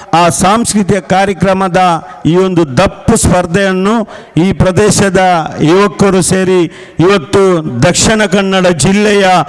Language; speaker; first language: Kannada; non-native, local second language; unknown